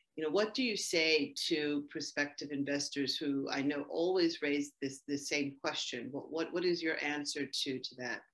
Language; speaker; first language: English; native; English